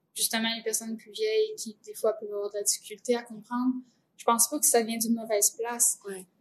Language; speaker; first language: French; native; French